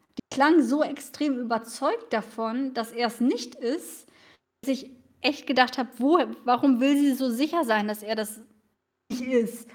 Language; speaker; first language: German; early bilingual, other home language; Russian